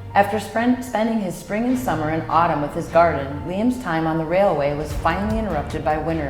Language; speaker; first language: English; native; English